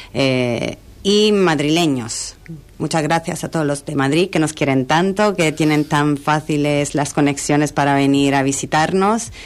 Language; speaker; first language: Spanish; non-native, fluent; Italian